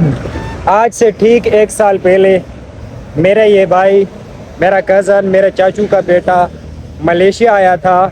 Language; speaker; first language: Hindi; non-native, local second language; Pashto